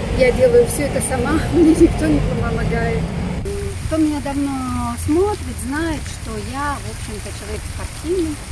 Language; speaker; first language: Russian; native; Russian